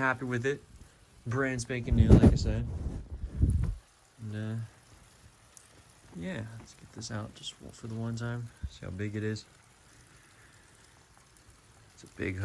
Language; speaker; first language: English; native; English